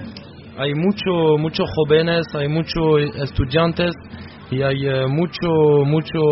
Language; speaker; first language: Spanish; non-native, learner; French